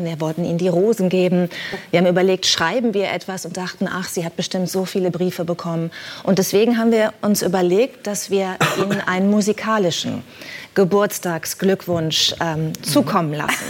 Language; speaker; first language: German; native; German